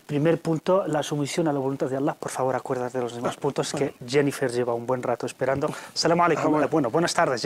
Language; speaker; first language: Spanish; native; Spanish